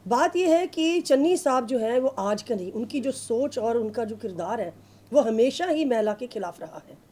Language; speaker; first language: Hindi; non-native, local second language; Punjabi